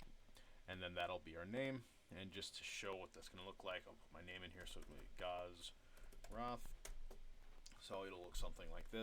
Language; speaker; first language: English; native; English